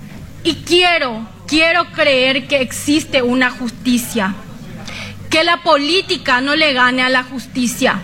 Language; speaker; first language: Spanish; native; Spanish